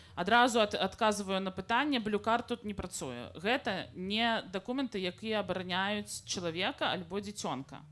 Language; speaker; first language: Belarusian; native; Belarusian